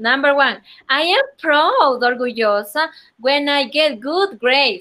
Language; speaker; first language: English; non-native, learner; Spanish